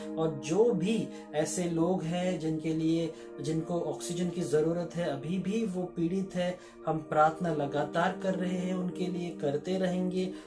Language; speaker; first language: Hindi; non-native, local second language; Marathi